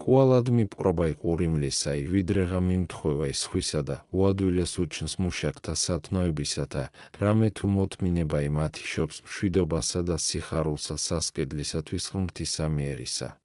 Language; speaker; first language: Georgian; native; Georgian